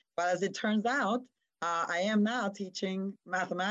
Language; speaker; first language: English; non-native, fluent; Hungarian